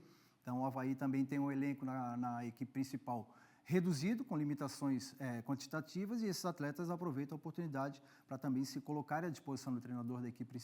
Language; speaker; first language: Portuguese; native; Portuguese